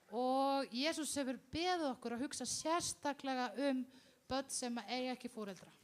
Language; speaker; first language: Icelandic; non-native, learner; Spanish